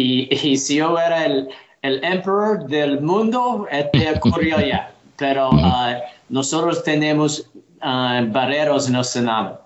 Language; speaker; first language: Spanish; non-native, learner; English